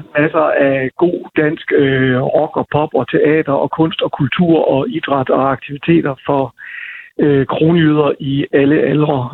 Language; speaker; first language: Danish; native; Danish